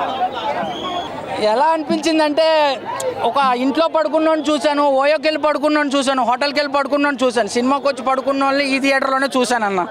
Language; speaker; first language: Telugu; native; Telugu